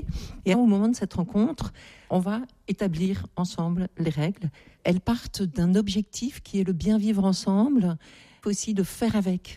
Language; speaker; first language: French; native; French